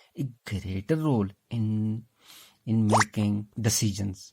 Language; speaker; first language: English; non-native, local second language; Urdu